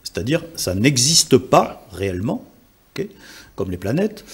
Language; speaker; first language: French; native; French